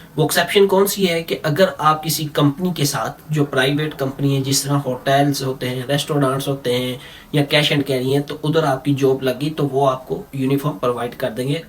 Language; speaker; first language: Urdu; non-native, local second language; Punjabi